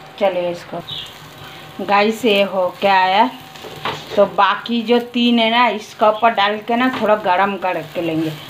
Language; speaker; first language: Hindi; non-native, local second language; Bangla